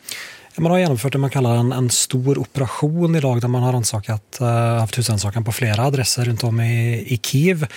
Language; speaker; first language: Swedish; native; Swedish